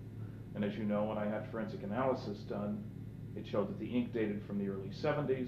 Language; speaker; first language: English; native; English